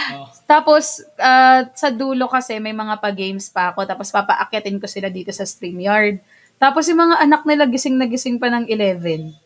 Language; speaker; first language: Filipino; non-native, local second language; Bikol